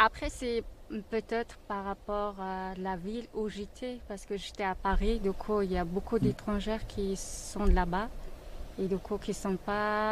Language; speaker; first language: French; non-native, learner; Mongolian